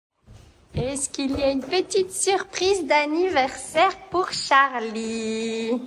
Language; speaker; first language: French; native; French